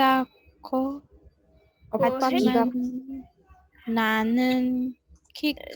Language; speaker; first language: Korean; non-native, learner; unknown